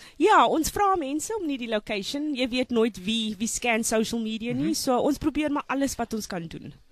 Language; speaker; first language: Afrikaans; non-native, local second language; English